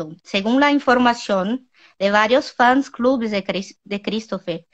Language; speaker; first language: Spanish; non-native, learner; Portuguese